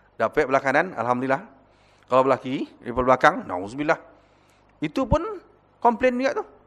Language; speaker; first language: Malay; native; Malay